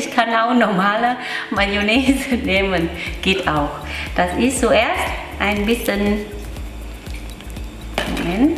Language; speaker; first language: German; non-native, learner; Vietnamese